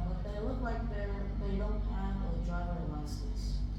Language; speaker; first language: English; non-native, fluent; Vietnamese